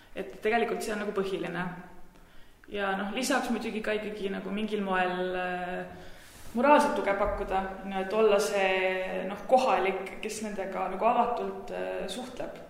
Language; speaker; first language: Estonian; native; Estonian